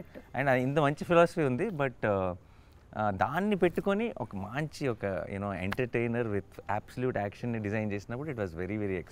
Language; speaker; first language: Telugu; native; Telugu